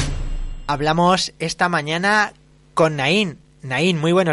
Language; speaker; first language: Spanish; native; Spanish